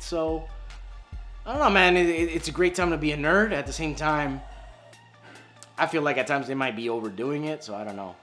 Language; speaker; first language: English; native; English